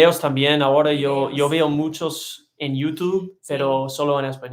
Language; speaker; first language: Spanish; non-native, learner; English